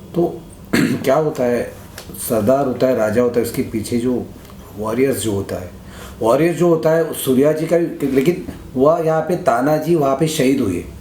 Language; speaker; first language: Hindi; non-native, local second language; Marathi